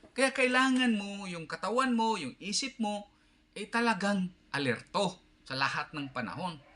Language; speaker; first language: Filipino; non-native, local second language; Cebuano